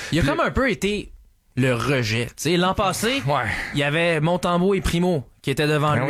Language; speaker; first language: French; native; French